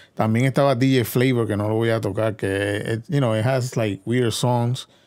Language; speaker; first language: Spanish; early bilingual, heritage; Spanish